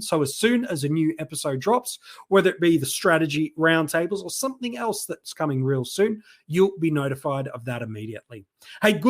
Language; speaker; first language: English; native; English